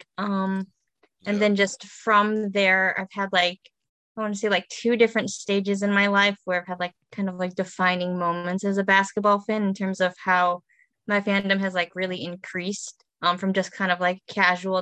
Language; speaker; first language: English; native; English